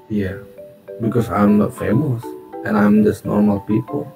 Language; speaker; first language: English; non-native, learner; Indonesian